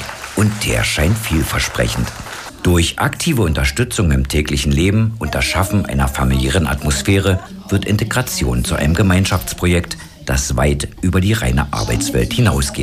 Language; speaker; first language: German; native; German